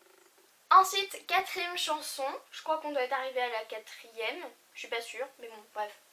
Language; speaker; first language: French; native; French